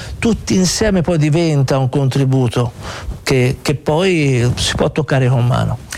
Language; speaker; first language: Italian; native; Italian